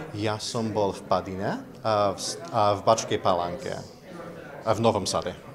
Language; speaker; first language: Slovak; early bilingual, heritage; Slovak